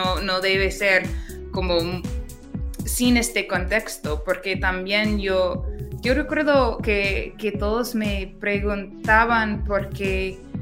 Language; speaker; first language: Spanish; non-native, fluent; English